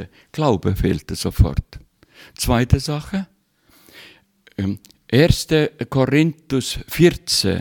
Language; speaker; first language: German; non-native, learner; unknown